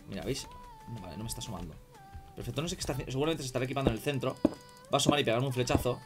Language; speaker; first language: Spanish; native; Spanish